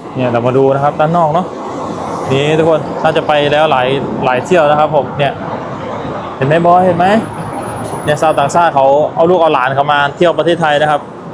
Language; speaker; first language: Thai; native; Thai